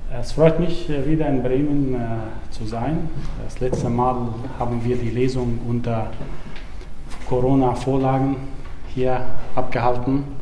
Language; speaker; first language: German; non-native, fluent; Arabic